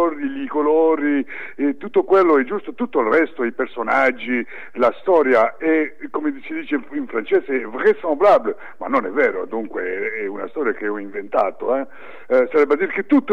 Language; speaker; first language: Italian; early bilingual, heritage; French